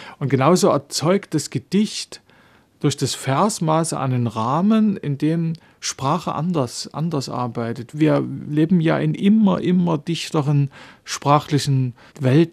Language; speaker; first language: German; native; German